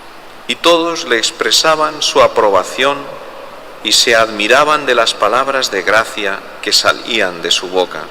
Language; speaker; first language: Spanish; native; Spanish